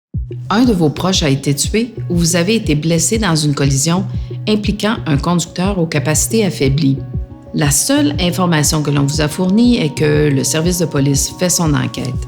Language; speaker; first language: French; native; French